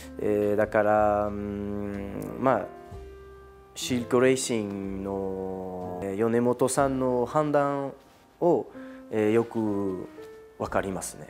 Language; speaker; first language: Japanese; non-native, fluent; French